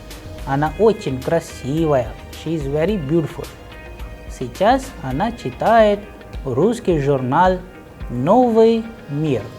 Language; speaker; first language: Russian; non-native, fluent; Hindi